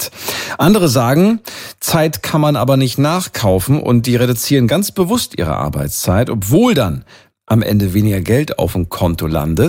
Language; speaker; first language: German; native; German